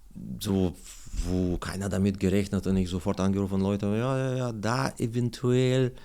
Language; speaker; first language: German; non-native, learner; Russian